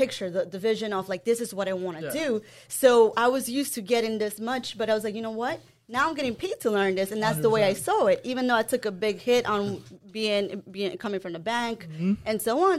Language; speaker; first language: English; non-native, fluent; Spanish